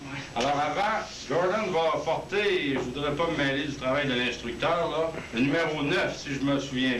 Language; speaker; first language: French; native; French